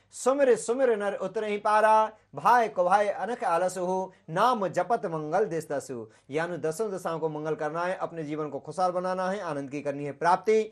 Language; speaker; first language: Hindi; native; Hindi